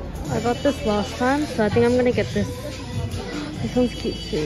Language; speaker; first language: English; early bilingual, other home language; Korean